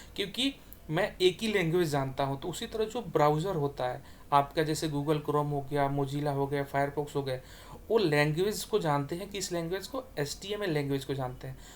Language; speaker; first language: Hindi; native; Hindi